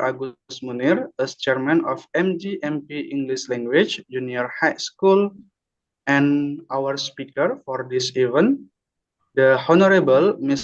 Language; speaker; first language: English; non-native, learner; Indonesian